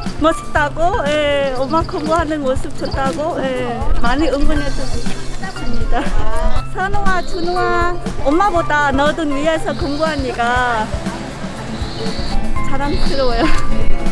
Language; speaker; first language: Korean; non-native, learner; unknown